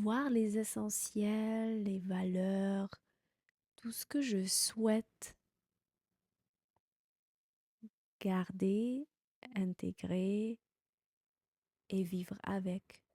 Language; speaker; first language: French; non-native, fluent; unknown